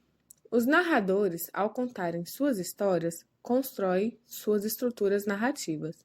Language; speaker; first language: Portuguese; native; Portuguese